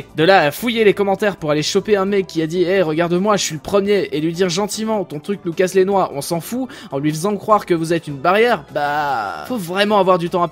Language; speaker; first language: French; native; French